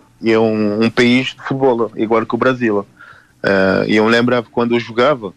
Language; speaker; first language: Portuguese; non-native, fluent; Haitian Creole